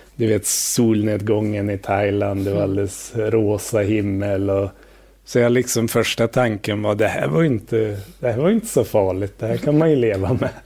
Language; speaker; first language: Swedish; native; Swedish